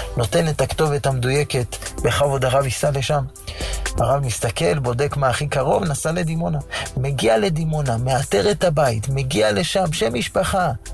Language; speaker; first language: Hebrew; native; Hebrew